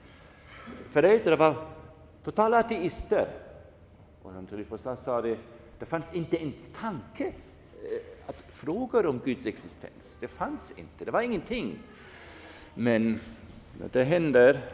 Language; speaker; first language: Swedish; non-native, fluent; German